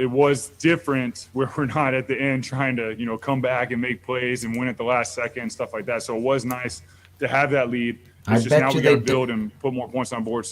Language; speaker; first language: English; native; English